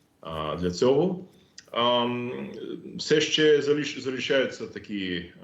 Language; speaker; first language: Ukrainian; non-native, fluent; English